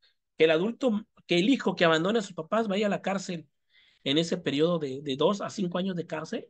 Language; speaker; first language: Spanish; native; Spanish